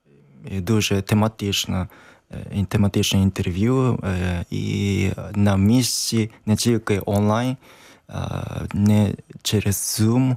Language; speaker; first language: Ukrainian; non-native, learner; Japanese